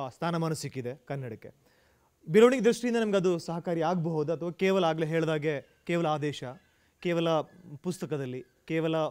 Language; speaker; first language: Kannada; non-native, local second language; Kodava